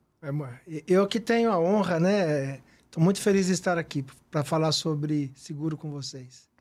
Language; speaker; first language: Portuguese; native; Portuguese